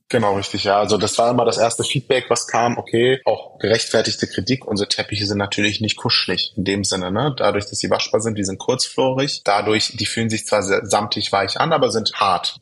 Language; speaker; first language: German; early bilingual, other home language; Persian